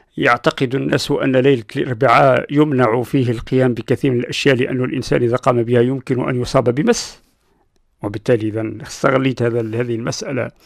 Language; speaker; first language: Arabic; non-native, local second language; Berber languages